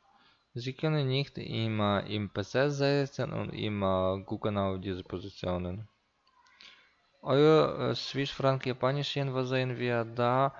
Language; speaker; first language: German; non-native, learner; Russian